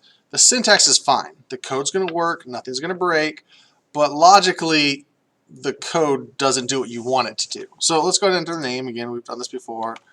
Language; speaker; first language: English; native; English